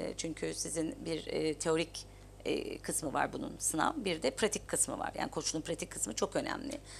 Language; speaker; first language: Turkish; native; Turkish